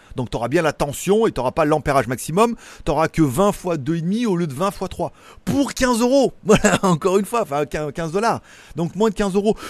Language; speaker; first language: French; native; French